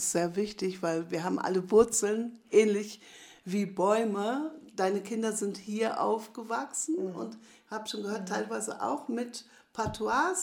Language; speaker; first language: German; native; German